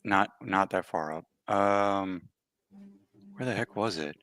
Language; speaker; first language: English; native; English